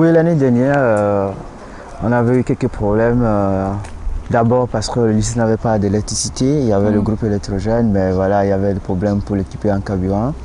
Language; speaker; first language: French; non-native, local second language; Ewe